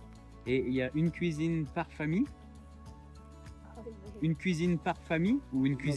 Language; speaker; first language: French; native; French